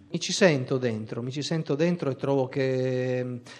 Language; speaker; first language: Italian; native; Italian